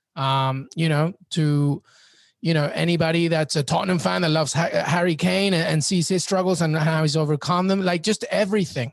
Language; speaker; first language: English; native; English